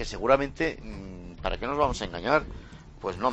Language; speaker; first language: Spanish; native; Spanish